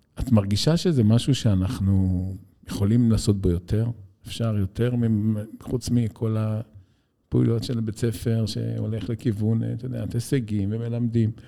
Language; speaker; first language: Hebrew; native; Hebrew